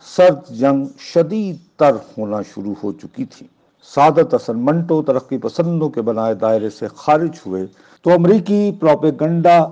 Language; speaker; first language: Urdu; non-native, local second language; Punjabi